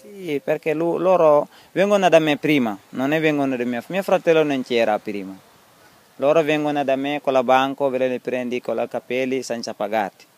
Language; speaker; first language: Italian; non-native, learner; Wolof